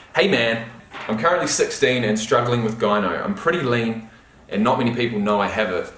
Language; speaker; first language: English; native; English